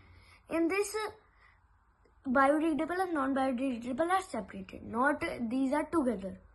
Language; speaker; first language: English; non-native, local second language; Hindi